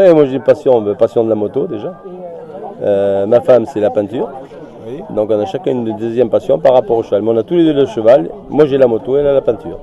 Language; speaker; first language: French; native; French